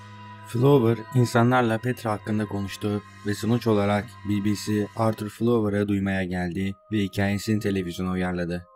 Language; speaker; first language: Turkish; native; Turkish